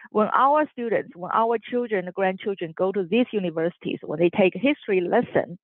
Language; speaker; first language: English; non-native, fluent; Chinese